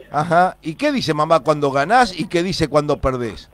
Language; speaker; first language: Spanish; native; Spanish